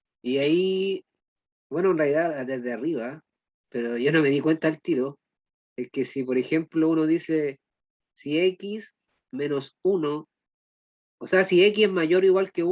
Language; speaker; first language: Spanish; native; Spanish